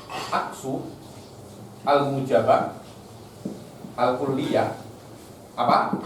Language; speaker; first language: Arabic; non-native, fluent; Indonesian